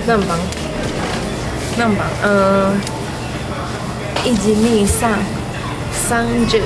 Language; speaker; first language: Japanese; non-native, learner; Chinese